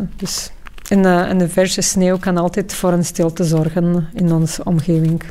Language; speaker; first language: Dutch; non-native, fluent; Slovak